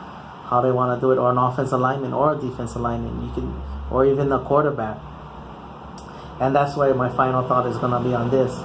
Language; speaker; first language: English; native; English